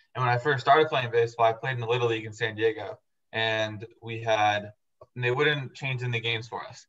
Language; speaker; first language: English; native; English